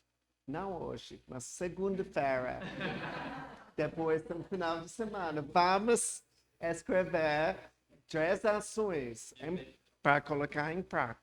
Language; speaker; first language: Portuguese; non-native, learner; English